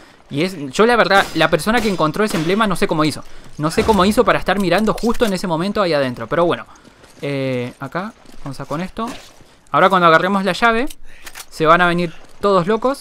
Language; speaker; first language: Spanish; native; Spanish